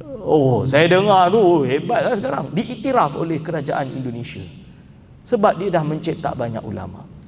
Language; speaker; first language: Malay; native; Malay